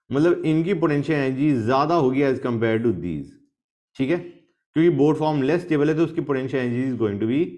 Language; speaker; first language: Hindi; native; Hindi